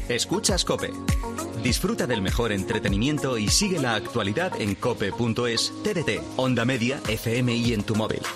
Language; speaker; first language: Spanish; native; Spanish